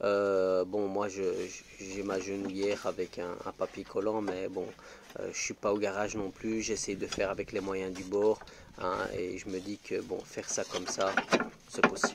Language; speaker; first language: French; native; French